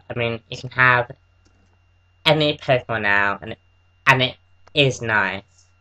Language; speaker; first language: English; native; English